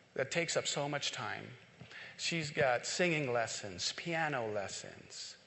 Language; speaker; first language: English; non-native, local second language; Filipino